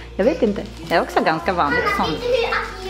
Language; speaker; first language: Swedish; non-native, learner; Japanese